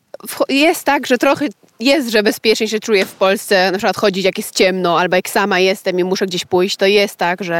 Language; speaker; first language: Polish; early bilingual, heritage; Polish